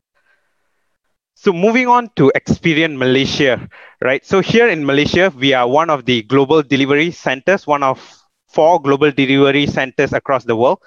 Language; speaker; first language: English; non-native, local second language; Malay